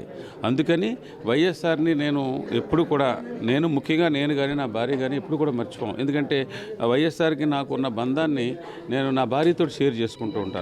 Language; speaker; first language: Telugu; native; Telugu